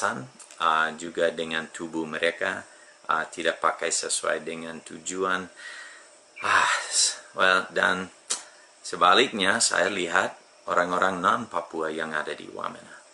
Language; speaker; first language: Indonesian; non-native, fluent; English